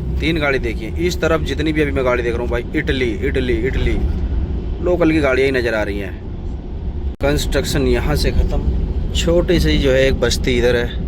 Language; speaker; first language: Hindi; native; Hindi